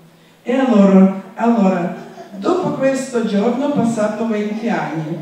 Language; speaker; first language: Italian; non-native, learner; Russian